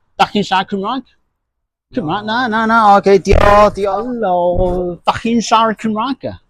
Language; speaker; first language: Welsh; non-native, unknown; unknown